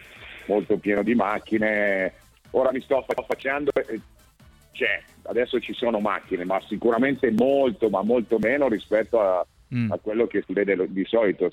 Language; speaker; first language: Italian; native; Italian